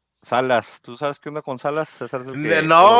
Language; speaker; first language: Spanish; native; Spanish